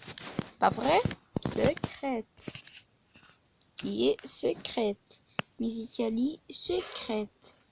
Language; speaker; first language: French; non-native, learner; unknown